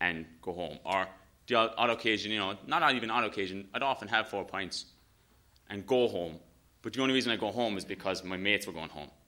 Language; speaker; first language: English; native; English